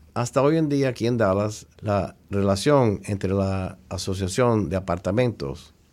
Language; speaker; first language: Spanish; early bilingual, heritage; Spanish